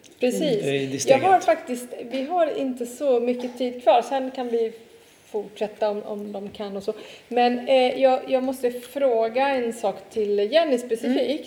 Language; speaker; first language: Swedish; non-native, fluent; Italian